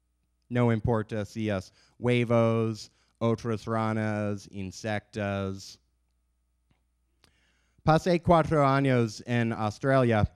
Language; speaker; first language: Spanish; non-native, learner; English